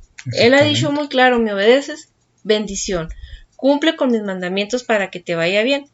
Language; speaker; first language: Spanish; native; Spanish